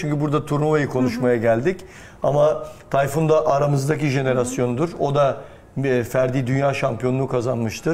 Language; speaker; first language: Turkish; native; Turkish